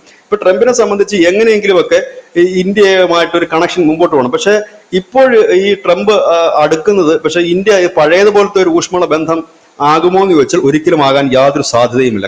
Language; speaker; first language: Malayalam; native; Malayalam